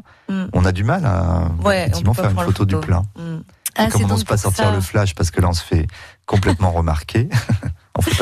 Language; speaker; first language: French; native; French